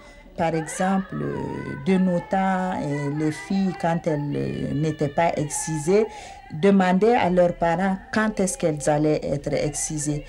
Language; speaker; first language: French; non-native, local second language; Bambara